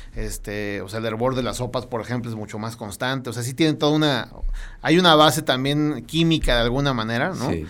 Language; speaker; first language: Spanish; native; Spanish